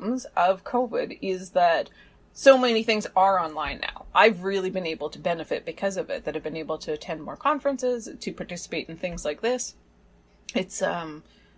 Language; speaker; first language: English; native; English